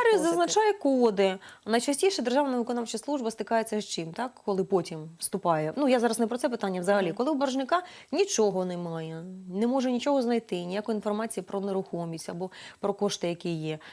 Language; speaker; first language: Ukrainian; native; Ukrainian